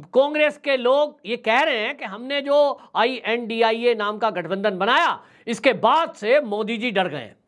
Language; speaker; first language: Hindi; native; Hindi